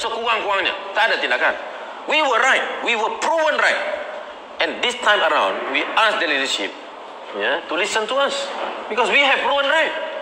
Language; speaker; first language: English; non-native, local second language; Malay